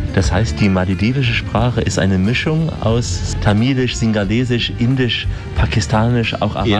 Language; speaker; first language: German; native; German